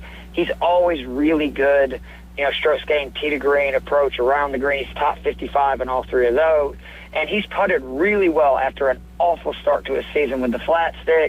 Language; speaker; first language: English; native; English